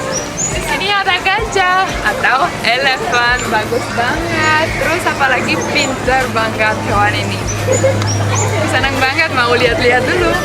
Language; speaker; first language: Indonesian; non-native, fluent; Romanian